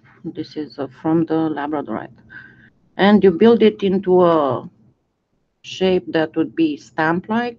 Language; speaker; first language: English; non-native, fluent; French